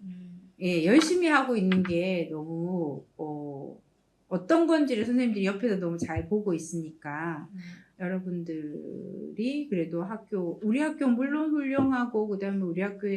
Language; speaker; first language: Korean; native; Korean